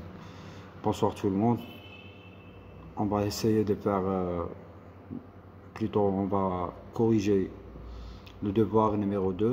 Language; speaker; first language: French; non-native, local second language; Arabic